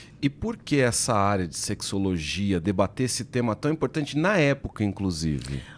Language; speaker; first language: Portuguese; native; Portuguese